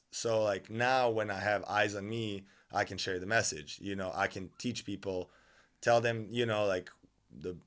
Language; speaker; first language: English; non-native, fluent; Serbian